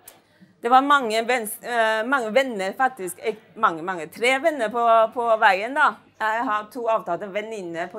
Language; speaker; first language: Norwegian; non-native, fluent; Chinese